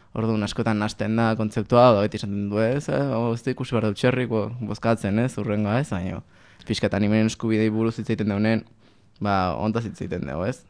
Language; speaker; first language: Basque; native; Basque